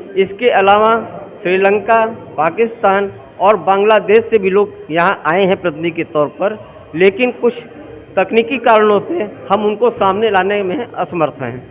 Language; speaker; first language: Hindi; native; Hindi